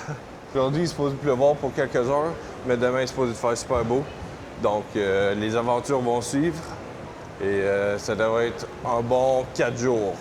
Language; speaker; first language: French; native; French